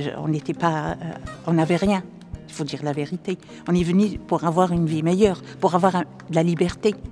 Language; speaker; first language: French; non-native, local second language; Arabic